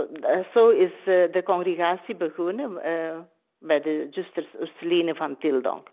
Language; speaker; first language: Dutch; non-native, learner; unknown